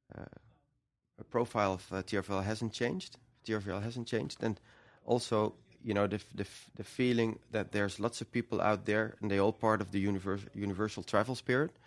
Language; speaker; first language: English; non-native, fluent; Dutch